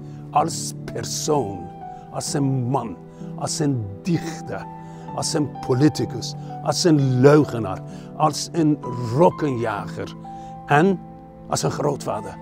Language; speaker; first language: Dutch; non-native, fluent; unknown